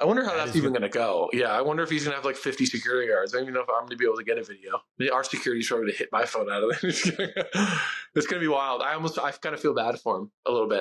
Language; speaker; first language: English; native; English